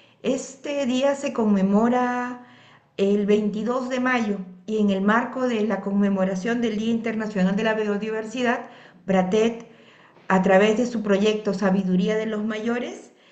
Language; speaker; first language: Spanish; native; Spanish